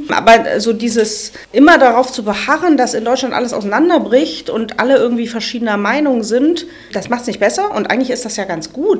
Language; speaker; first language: German; native; German